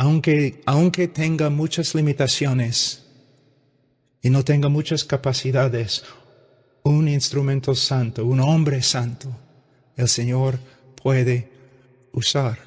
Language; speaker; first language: Spanish; non-native, fluent; English